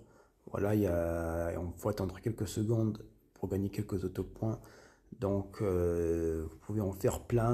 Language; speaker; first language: French; native; French